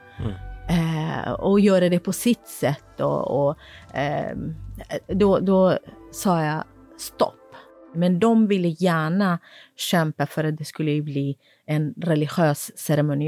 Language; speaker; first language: Swedish; non-native, fluent; Kurdish